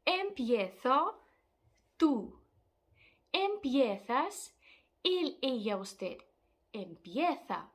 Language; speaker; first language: Spanish; non-native, fluent; Ukrainian